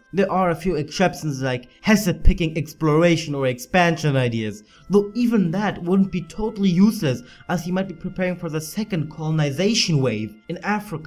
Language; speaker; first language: English; non-native, fluent; German